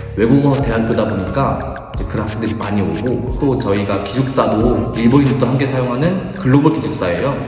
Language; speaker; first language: Korean; native; Korean